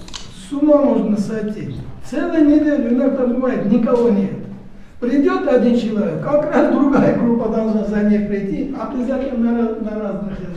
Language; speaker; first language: Russian; non-native, local second language; Georgian